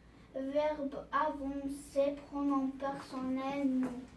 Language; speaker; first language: French; non-native, learner; Arabic